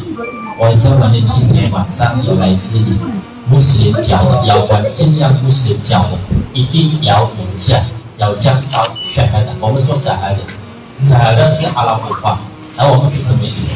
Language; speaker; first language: Chinese; non-native, learner; Indonesian